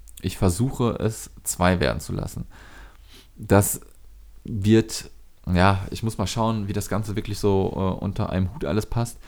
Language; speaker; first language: German; native; German